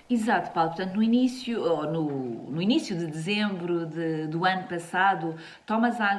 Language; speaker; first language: Portuguese; native; Portuguese